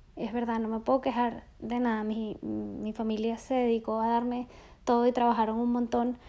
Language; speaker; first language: Spanish; native; Spanish